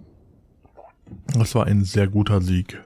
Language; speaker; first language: German; native; German